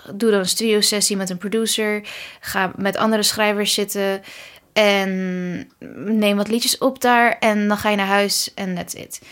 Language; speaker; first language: Dutch; early bilingual, other home language; Kurdish